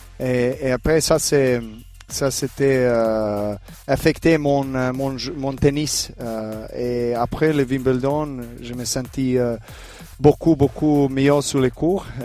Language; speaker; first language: French; non-native, fluent; Serbian